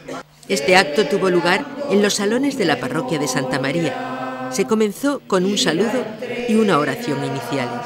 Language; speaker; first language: Spanish; native; Spanish